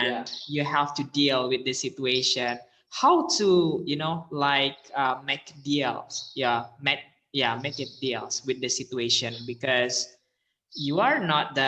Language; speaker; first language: English; non-native, learner; Indonesian